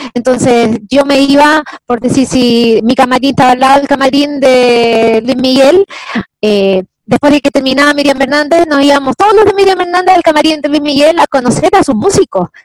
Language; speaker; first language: Spanish; native; Spanish